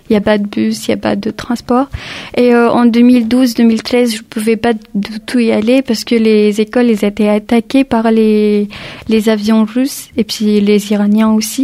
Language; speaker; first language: French; early bilingual, other home language; Arabic